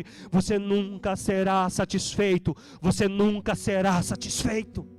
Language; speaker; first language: Portuguese; native; Portuguese